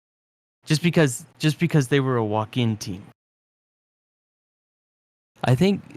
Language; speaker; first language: English; native; English